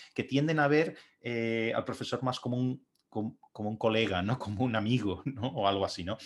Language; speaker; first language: Spanish; native; Spanish